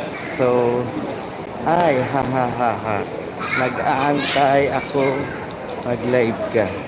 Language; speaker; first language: Filipino; non-native, local second language; Bikol